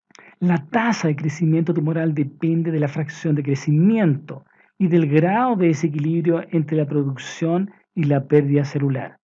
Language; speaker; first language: Spanish; native; Spanish